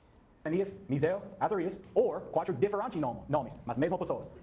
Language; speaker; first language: Portuguese; non-native, learner; English